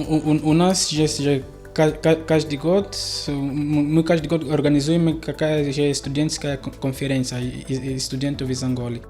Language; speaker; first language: Russian; non-native, learner; Portuguese